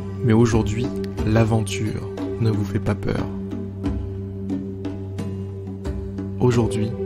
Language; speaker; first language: French; native; French